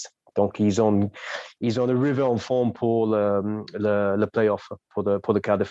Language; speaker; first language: French; non-native, fluent; English